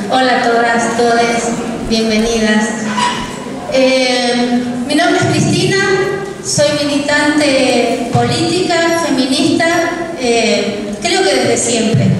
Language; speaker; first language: Spanish; native; Spanish